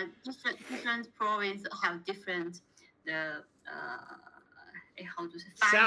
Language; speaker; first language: English; non-native, learner; Chinese